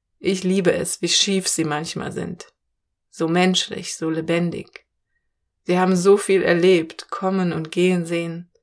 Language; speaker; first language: German; native; German